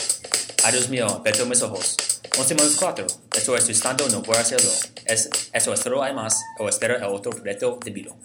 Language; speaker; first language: Spanish; non-native, learner; English